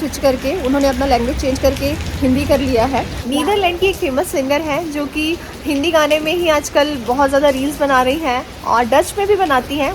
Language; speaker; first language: Hindi; native; Hindi